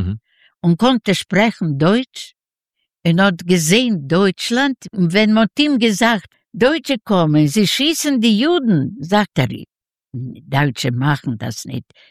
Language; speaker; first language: German; non-native, learner; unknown